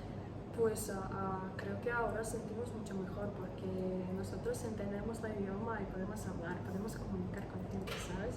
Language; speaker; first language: Spanish; non-native, learner; Ukrainian